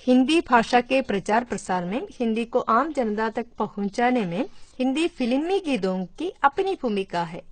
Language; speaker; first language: Hindi; non-native, local second language; Malayalam